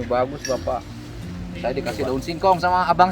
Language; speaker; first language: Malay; non-native, local second language; Sundanese